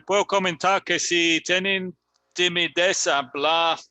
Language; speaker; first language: Spanish; non-native, fluent; English